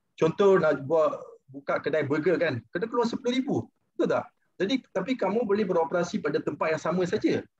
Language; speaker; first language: Malay; non-native, local second language; Tamil